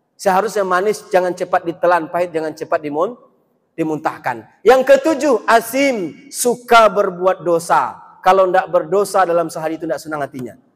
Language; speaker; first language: Indonesian; non-native, local second language; Minangkabau